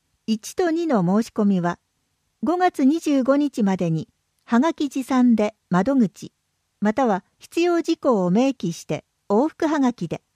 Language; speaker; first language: Japanese; native; Japanese